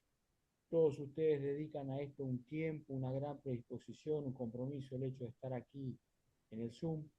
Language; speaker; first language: Spanish; native; Spanish